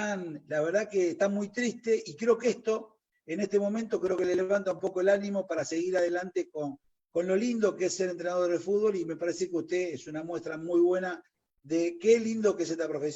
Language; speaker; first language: Spanish; native; Spanish